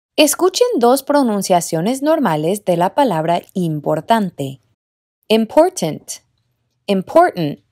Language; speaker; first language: Spanish; non-native, fluent; English